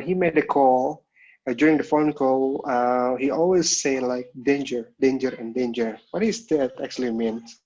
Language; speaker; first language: English; non-native, local second language; Indonesian